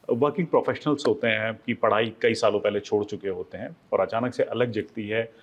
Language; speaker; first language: Hindi; native; Hindi